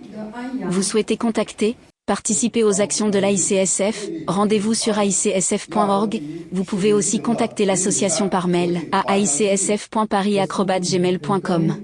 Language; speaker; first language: French; native; French